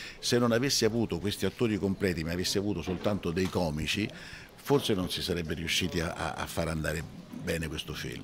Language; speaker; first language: Italian; native; Italian